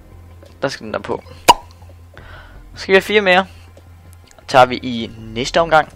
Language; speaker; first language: Danish; native; Danish